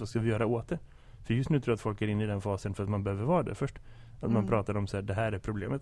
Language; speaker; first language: Swedish; native; Swedish